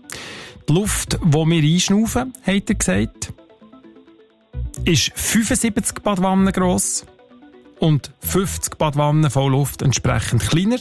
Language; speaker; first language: German; native; German